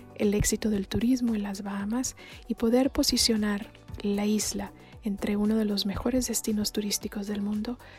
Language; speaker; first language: Spanish; native; Spanish